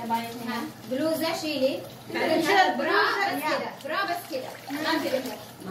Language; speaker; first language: Arabic; non-native, learner; Filipino